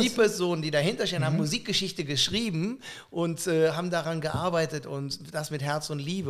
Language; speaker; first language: German; native; German